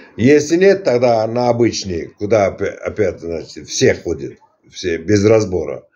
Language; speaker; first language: Russian; non-native, local second language; Turkmen